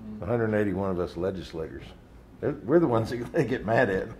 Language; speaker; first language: English; native; English